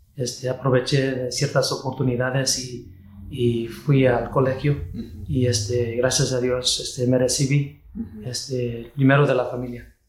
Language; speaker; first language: Spanish; early bilingual, heritage; Spanish